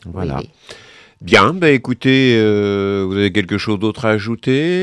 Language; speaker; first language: French; native; French